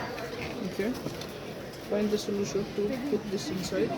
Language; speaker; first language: English; non-native, learner; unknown